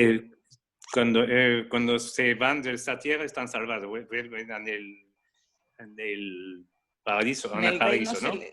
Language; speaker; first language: Spanish; non-native, fluent; French